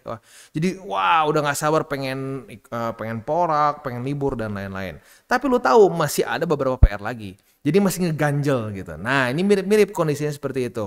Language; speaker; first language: Indonesian; native; Indonesian